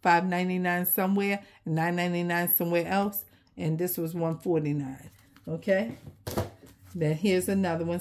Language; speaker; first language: English; native; English